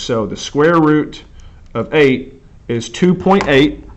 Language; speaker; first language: English; native; English